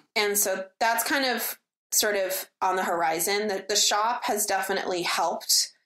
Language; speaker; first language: English; native; English